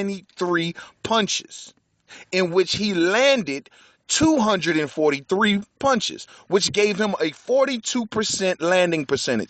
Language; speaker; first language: English; native; English